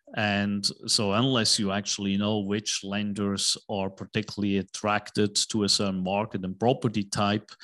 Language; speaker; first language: English; non-native, fluent; German